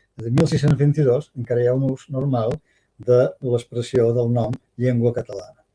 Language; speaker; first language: Catalan; native; Catalan